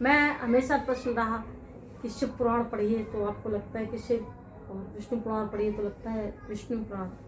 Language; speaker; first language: Hindi; native; Hindi